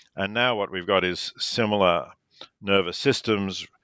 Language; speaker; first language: English; native; English